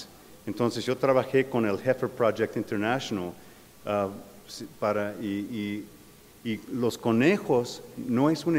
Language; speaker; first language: Spanish; non-native, fluent; English